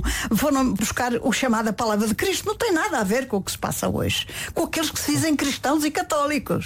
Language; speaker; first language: Portuguese; native; Portuguese